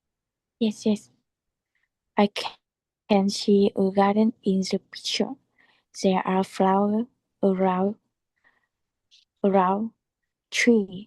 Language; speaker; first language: English; non-native, learner; Chinese